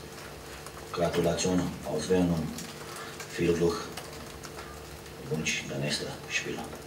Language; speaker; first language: German; non-native, fluent; Romanian